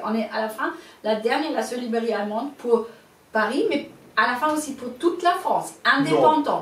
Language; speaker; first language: French; non-native, fluent; German